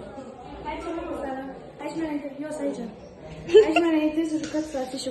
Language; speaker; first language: Romanian; early bilingual, heritage; Romanian